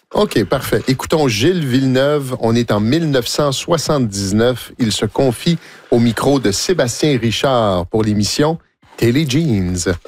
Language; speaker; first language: French; native; French